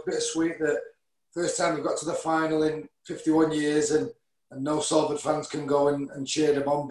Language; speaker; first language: English; native; English